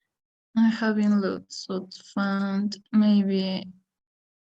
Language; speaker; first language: English; non-native, learner; Spanish